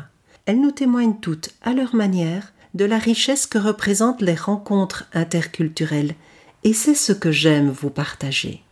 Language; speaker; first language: French; native; French